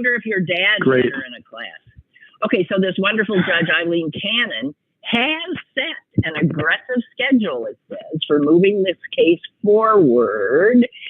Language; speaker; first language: English; native; English